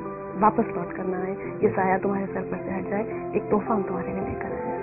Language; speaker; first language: Hindi; native; Hindi